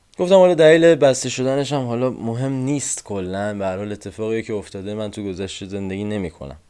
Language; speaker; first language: Persian; native; Persian